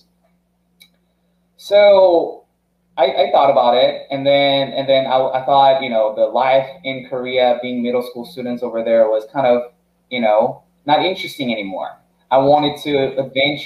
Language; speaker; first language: English; non-native, fluent; Korean